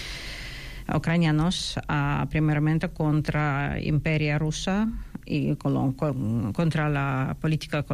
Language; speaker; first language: Spanish; non-native, fluent; Ukrainian